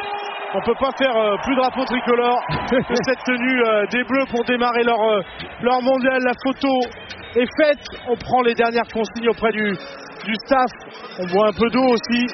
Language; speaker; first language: French; native; French